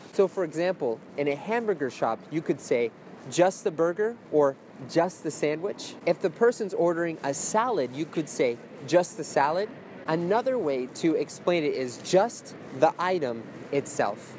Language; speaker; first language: English; native; English